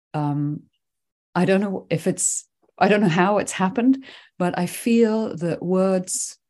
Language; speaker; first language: English; early bilingual, other home language; Swedish